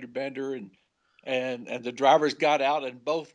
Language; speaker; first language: English; native; English